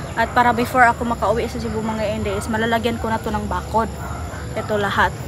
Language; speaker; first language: Filipino; non-native, local second language; Cebuano